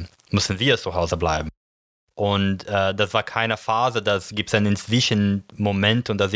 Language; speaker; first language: German; non-native, learner; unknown